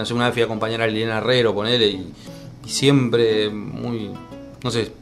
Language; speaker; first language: Spanish; native; Spanish